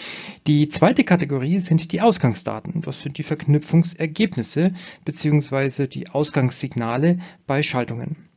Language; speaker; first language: German; native; German